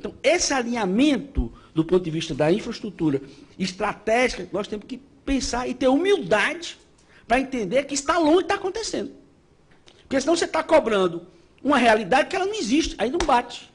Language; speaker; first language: Portuguese; native; Portuguese